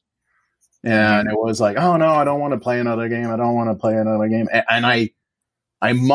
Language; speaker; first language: English; native; English